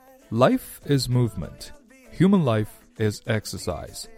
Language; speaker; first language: English; non-native, fluent; Chinese